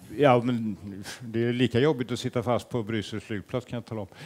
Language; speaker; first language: Swedish; native; Swedish